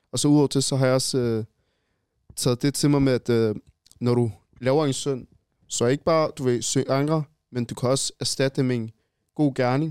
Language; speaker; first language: Danish; early bilingual, other home language; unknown